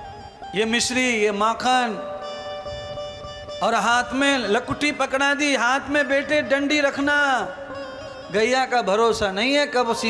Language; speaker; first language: Hindi; native; Hindi